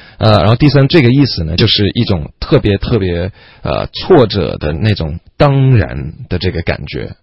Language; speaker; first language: Chinese; non-native, fluent; English